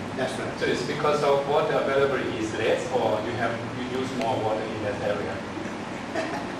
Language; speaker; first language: English; non-native, fluent; Thai